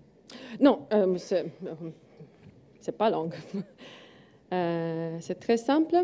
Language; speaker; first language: French; non-native, learner; Estonian